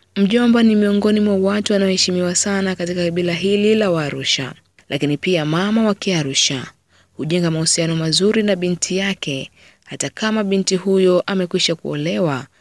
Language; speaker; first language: Swahili; native; Swahili